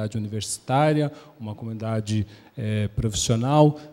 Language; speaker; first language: Portuguese; native; Portuguese